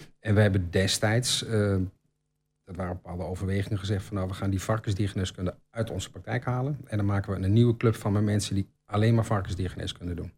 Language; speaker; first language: Dutch; native; Dutch